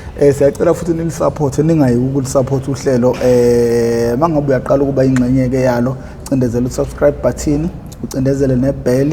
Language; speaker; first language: Zulu; native; Zulu